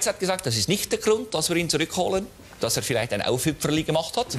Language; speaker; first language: German; native; German